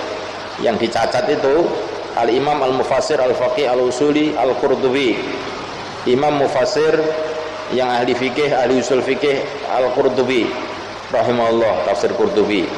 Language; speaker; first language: Indonesian; native; Indonesian